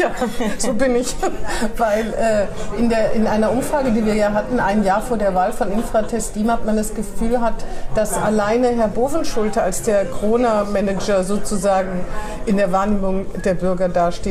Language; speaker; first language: German; native; German